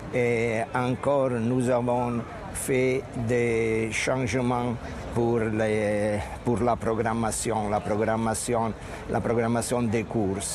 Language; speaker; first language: French; non-native, fluent; Italian